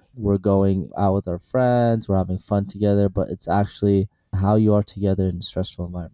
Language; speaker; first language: English; early bilingual, other home language; Assyrian Neo-Aramaic